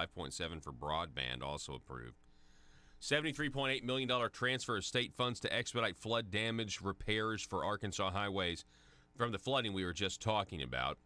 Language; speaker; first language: English; native; English